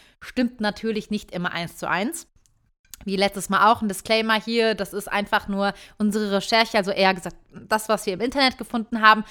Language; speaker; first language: German; early bilingual, other home language; Turkish